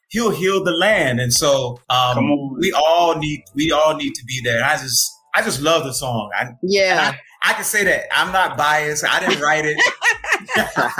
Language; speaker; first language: English; native; English